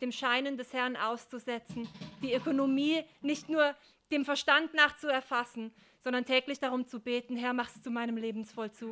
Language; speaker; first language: German; native; German